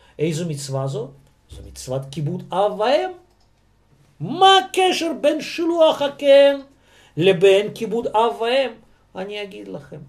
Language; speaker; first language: Hebrew; non-native, fluent; Russian